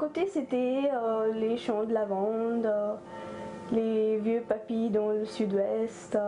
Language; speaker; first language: French; non-native, fluent; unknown